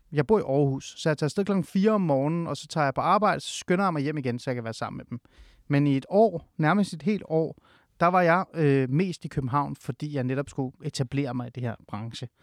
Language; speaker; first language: Danish; early bilingual, other home language; Persian